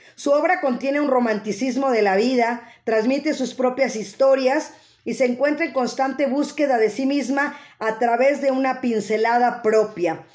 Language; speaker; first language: Spanish; native; Spanish